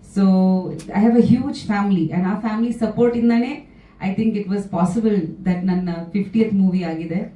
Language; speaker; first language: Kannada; non-native, fluent; Bangla